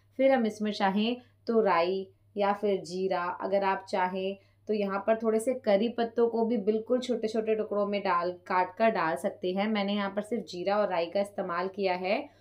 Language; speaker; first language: Hindi; non-native, local second language; Punjabi